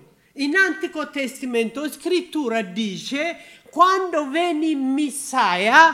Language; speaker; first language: Italian; non-native, learner; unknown